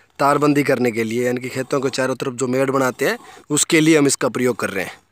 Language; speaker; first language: Hindi; native; Hindi